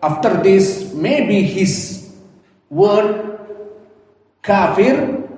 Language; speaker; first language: English; non-native, learner; Indonesian